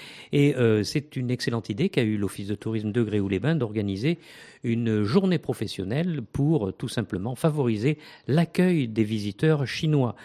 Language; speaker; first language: French; native; French